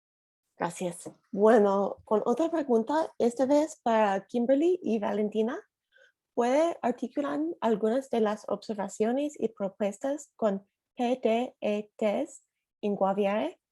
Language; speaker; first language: Spanish; non-native, learner; English